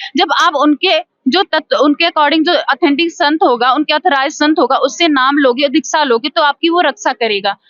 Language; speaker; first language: Hindi; native; Hindi